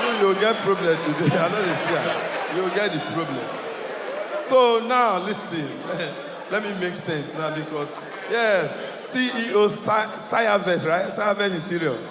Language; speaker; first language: Nigerian Pidgin; native; Nigerian Pidgin